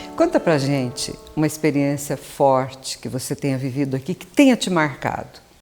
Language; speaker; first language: Portuguese; native; Portuguese